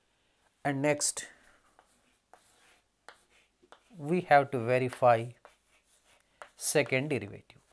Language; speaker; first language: English; non-native, local second language; Telugu